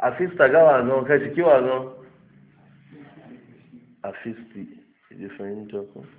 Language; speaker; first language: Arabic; non-native, fluent; Hausa